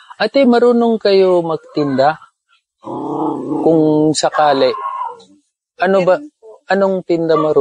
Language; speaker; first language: Filipino; non-native, learner; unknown